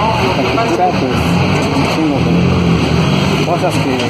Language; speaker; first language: Spanish; non-native, local second language; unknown